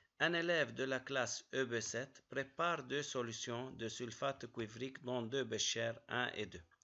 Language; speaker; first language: French; non-native, local second language; Arabic